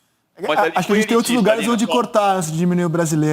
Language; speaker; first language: Portuguese; native; Portuguese